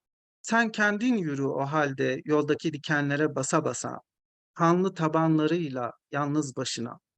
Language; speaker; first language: Turkish; non-native, fluent; Bangla